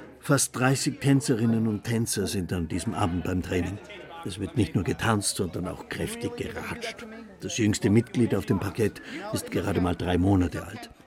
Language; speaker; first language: German; native; German